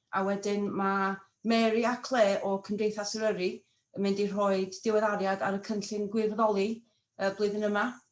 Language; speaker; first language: Welsh; non-native, local second language; English